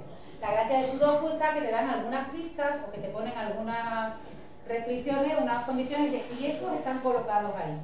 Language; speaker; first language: Spanish; native; Spanish